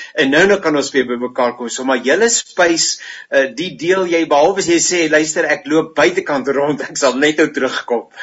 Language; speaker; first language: Afrikaans; native; Afrikaans